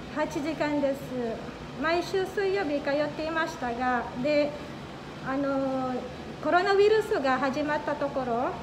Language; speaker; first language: Japanese; non-native, fluent; Filipino